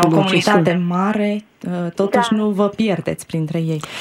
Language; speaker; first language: Romanian; native; Romanian